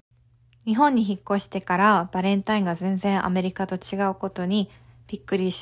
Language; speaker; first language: Japanese; early bilingual, heritage; Japanese